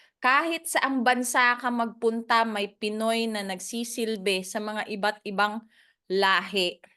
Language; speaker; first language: Filipino; non-native, local second language; Cebuano